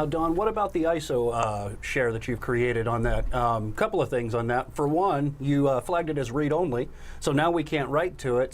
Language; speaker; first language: English; native; English